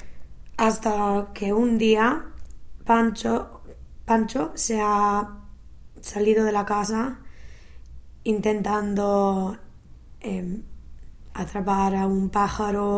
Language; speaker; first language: Spanish; non-native, fluent; English